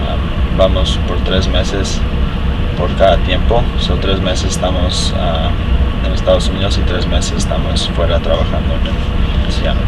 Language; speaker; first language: Spanish; early bilingual, heritage; Spanish